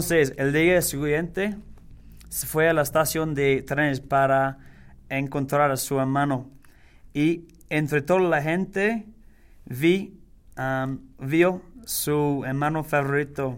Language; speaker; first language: Spanish; non-native, learner; English